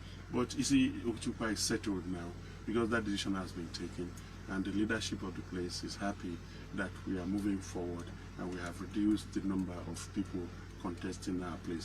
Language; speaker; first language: English; non-native, local second language; Yoruba